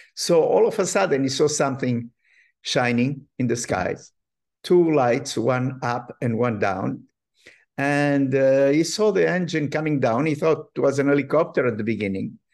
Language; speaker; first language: English; non-native, fluent; Arabic